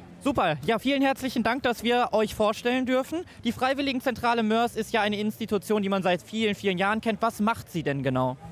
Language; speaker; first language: German; native; German